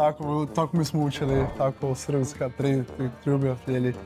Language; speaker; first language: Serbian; non-native, learner; Portuguese